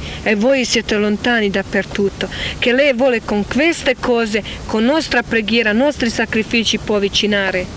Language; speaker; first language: Italian; non-native, learner; Croatian